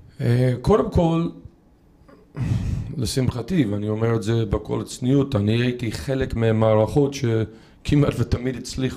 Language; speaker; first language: Hebrew; non-native, fluent; English